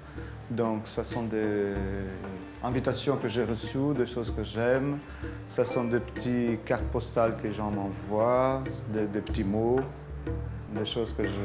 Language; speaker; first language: French; non-native, fluent; Portuguese